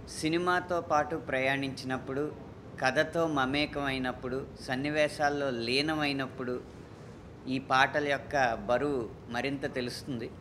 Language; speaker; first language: Telugu; native; Telugu